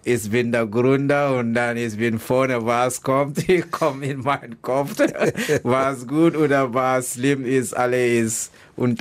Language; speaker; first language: German; non-native, learner; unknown